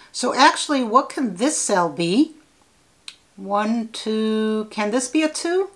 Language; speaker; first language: English; native; English